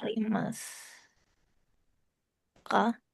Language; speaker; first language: Japanese; non-native, learner; Indonesian